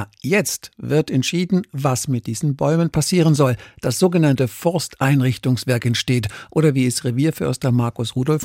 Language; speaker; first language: German; native; German